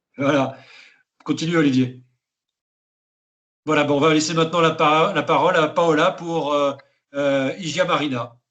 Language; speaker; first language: French; native; French